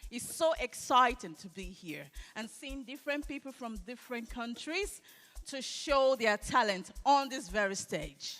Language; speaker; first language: English; non-native, local second language; Igbo